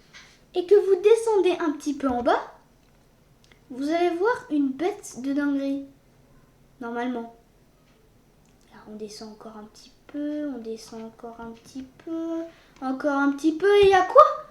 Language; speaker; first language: French; native; French